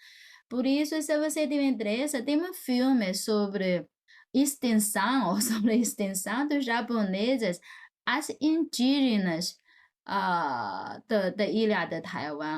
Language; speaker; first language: Portuguese; non-native, fluent; Chinese